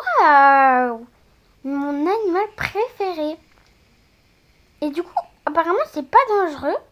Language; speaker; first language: French; native; French